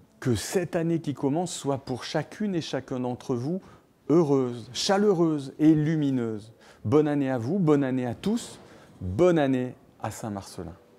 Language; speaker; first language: French; native; French